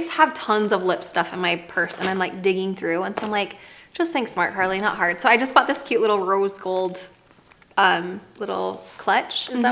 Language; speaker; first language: English; native; English